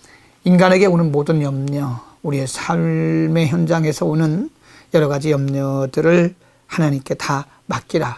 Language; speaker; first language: Korean; native; Korean